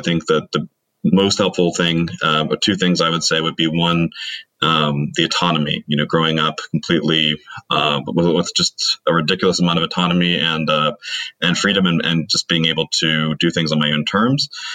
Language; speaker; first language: English; native; English